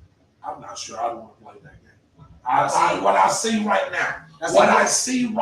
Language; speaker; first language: English; native; English